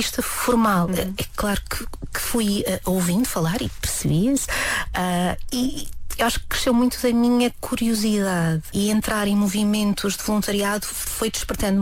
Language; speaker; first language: Portuguese; native; Portuguese